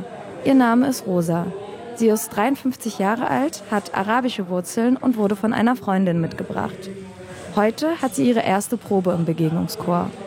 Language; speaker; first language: German; native; German